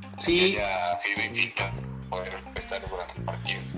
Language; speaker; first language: Spanish; native; Spanish